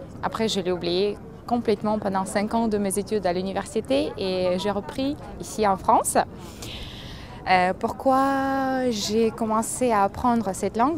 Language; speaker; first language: French; non-native, fluent; Russian